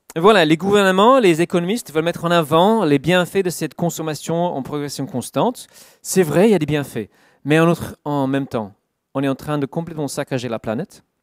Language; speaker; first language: French; non-native, fluent; English